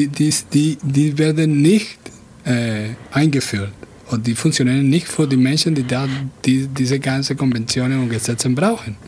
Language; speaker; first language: German; non-native, fluent; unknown